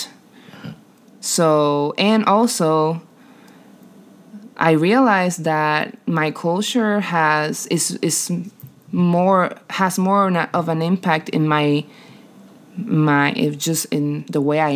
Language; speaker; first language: English; non-native, fluent; Spanish